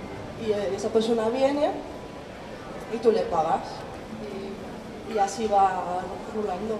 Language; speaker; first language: Spanish; non-native, fluent; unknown